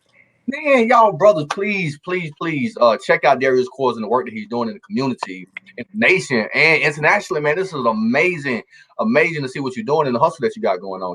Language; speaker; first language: English; native; English